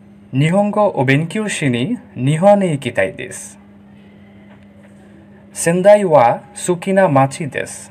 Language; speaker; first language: Japanese; non-native, learner; Bangla